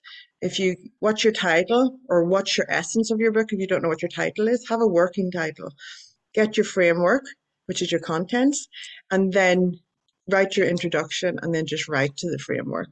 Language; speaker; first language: English; native; English